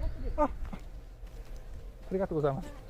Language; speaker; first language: Japanese; non-native, fluent; Swedish